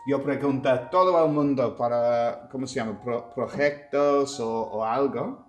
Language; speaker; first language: Spanish; non-native, learner; English